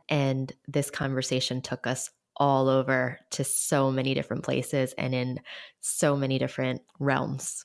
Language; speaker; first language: English; native; English